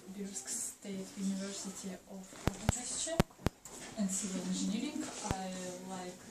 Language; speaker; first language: English; non-native, learner; Russian